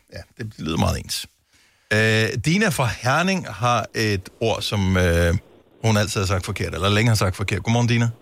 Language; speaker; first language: Danish; native; Danish